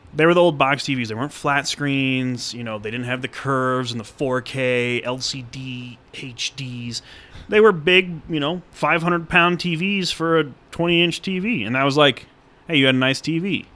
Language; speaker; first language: English; native; English